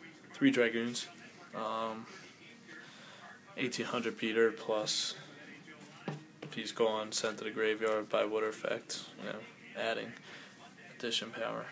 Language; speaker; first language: English; native; English